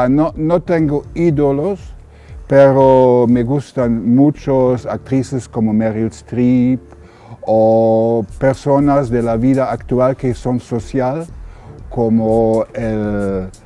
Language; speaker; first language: Spanish; non-native, learner; German